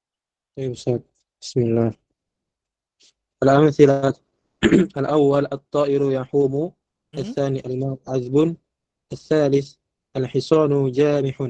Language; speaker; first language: Arabic; non-native, learner; Indonesian